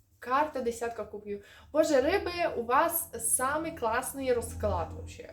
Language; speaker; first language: Ukrainian; non-native, local second language; Russian